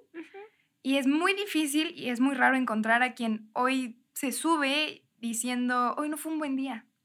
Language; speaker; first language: Spanish; native; Spanish